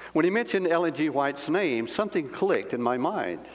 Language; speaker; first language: English; native; English